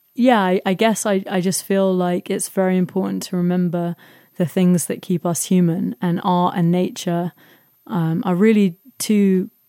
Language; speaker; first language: English; native; English